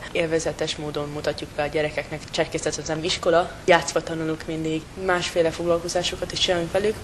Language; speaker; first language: Hungarian; early bilingual, heritage; English